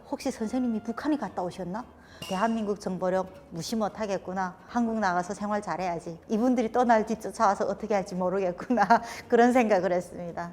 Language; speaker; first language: Korean; native; Korean